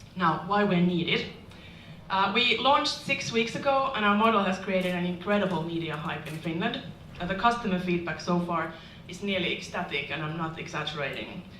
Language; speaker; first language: English; non-native, fluent; Finnish